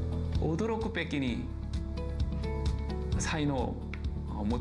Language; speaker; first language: Japanese; non-native, learner; Korean